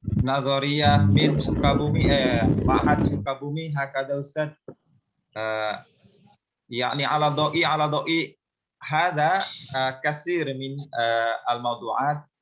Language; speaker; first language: Arabic; non-native, learner; Indonesian